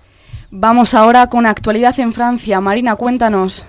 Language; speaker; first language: Spanish; native; Spanish